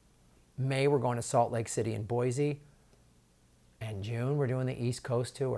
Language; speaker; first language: English; native; English